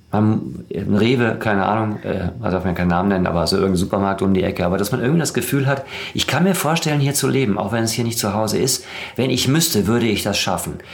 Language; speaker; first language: German; native; German